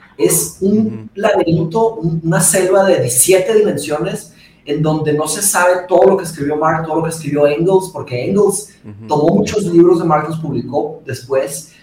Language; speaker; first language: Spanish; early bilingual, other home language; Portuguese